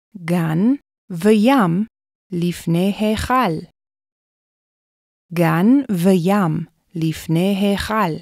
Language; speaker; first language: Hebrew; non-native, fluent; English